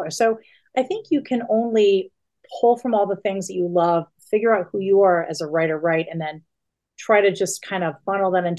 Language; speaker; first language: English; native; English